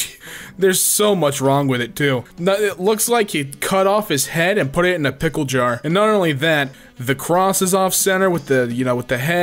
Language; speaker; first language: English; native; English